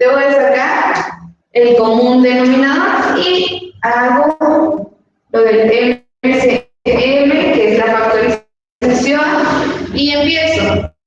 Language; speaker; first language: Spanish; native; Spanish